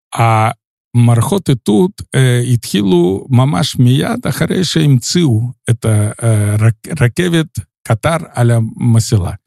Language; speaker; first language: Hebrew; non-native, fluent; Russian